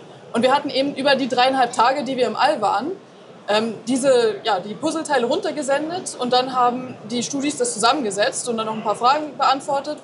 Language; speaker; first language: German; native; German